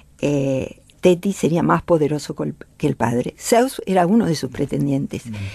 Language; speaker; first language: Spanish; native; Spanish